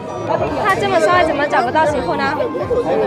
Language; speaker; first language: Chinese; non-native, learner; Vietnamese